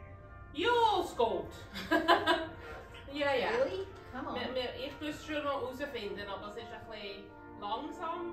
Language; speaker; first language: German; native; German